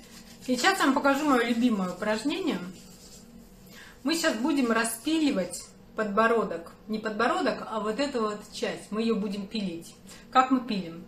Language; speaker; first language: Russian; native; Russian